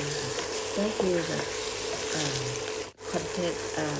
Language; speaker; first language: Thai; native; Thai